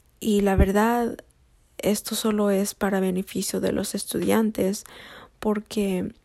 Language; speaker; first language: Spanish; early bilingual, heritage; Spanish